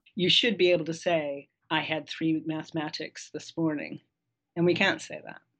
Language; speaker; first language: English; native; English